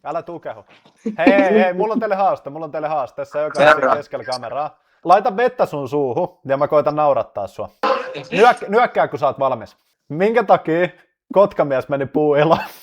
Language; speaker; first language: Finnish; native; Finnish